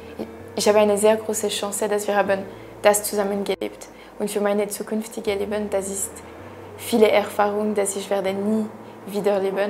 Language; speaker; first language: German; non-native, local second language; French